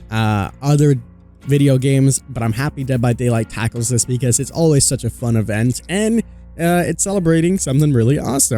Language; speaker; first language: English; native; English